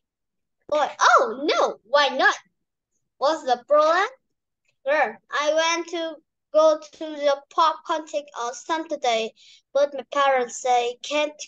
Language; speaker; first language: English; non-native, learner; Vietnamese